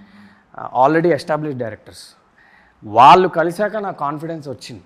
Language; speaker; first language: Telugu; native; Telugu